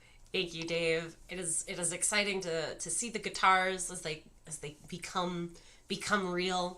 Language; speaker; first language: English; native; English